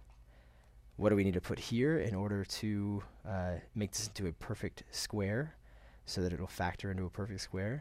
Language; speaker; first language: English; native; English